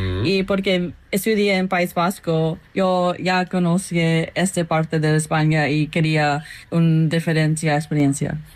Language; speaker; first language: Spanish; non-native, learner; English